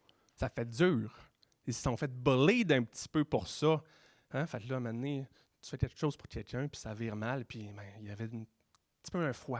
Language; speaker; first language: French; native; French